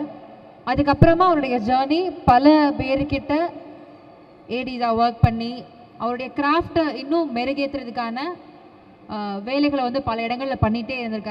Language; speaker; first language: Tamil; native; Tamil